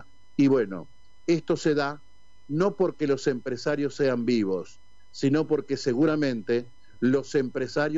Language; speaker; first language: Spanish; native; Spanish